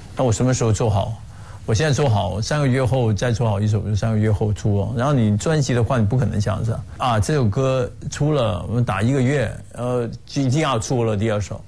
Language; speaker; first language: Chinese; non-native, local second language; Cantonese